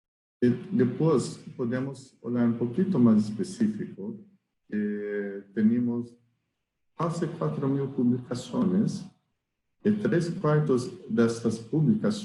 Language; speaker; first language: Spanish; non-native, learner; Portuguese